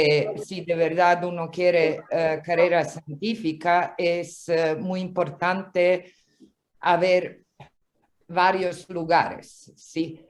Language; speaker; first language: Spanish; non-native, fluent; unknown